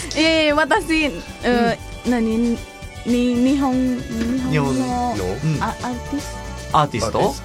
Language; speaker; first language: Japanese; non-native, learner; Indonesian